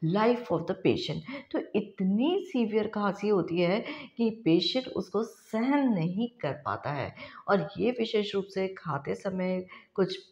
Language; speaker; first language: Hindi; non-native, local second language; Marathi